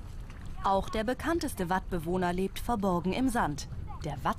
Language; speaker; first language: German; native; German